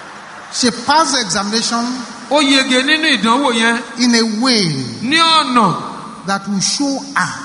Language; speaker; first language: English; non-native, local second language; Yoruba